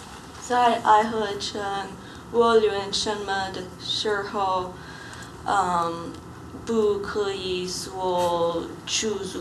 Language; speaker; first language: Chinese; non-native, learner; English